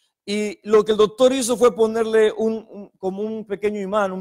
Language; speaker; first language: Spanish; native; Spanish